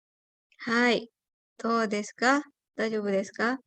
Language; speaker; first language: Japanese; non-native, fluent; Indonesian